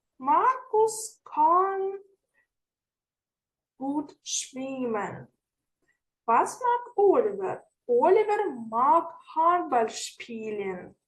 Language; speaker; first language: German; non-native, fluent; Ukrainian